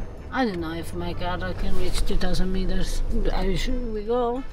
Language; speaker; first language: English; non-native, fluent; Italian